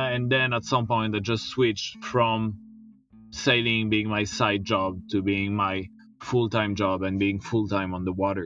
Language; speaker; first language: English; non-native, fluent; French